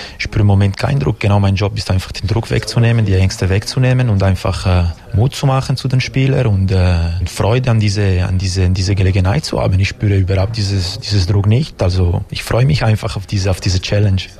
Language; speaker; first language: German; non-native, local second language; Italian